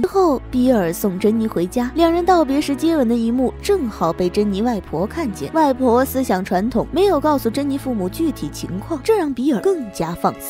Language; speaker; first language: Chinese; native; Chinese